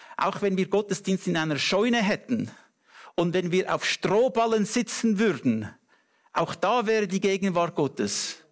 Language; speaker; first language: German; non-native, fluent; English